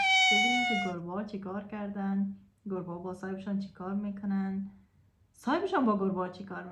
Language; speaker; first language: Persian; native; Persian